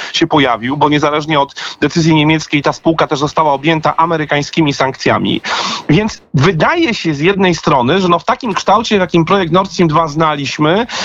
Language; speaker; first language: Polish; native; Polish